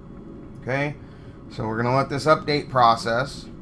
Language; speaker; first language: English; native; English